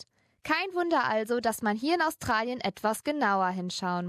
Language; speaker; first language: German; native; German